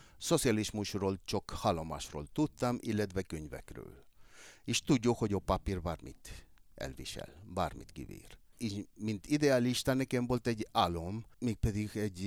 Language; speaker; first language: Hungarian; non-native, fluent; Spanish